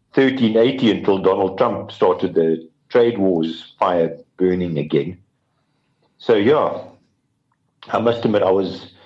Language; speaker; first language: English; native; English